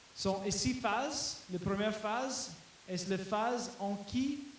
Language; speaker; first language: French; non-native, learner; English